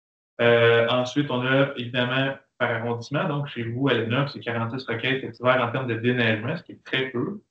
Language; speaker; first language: French; native; French